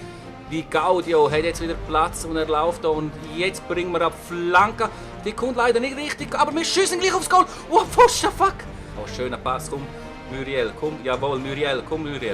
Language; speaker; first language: German; native; German